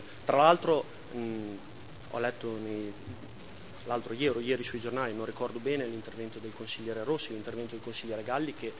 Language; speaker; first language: Italian; native; Italian